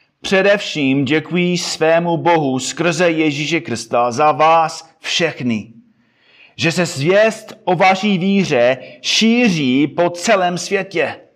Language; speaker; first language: Czech; non-native, fluent; English